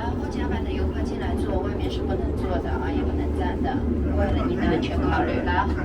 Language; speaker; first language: Chinese; native; Chinese